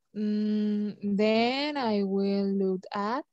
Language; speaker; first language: English; non-native, learner; Spanish